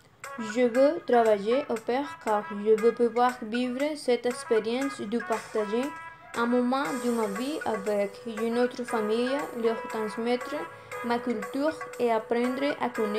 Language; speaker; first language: French; non-native, learner; Spanish